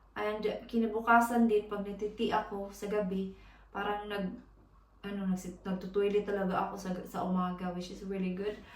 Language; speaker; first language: Filipino; non-native, local second language; Cebuano